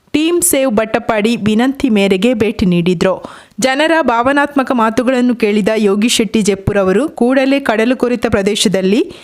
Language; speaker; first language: Kannada; native; Kannada